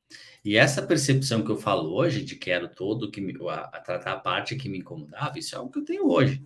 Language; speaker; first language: Portuguese; native; Portuguese